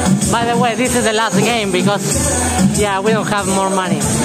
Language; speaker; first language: English; non-native, fluent; Spanish